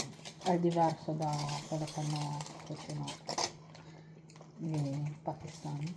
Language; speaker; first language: Italian; non-native, local second language; Filipino